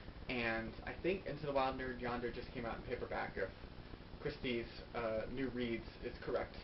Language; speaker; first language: English; native; English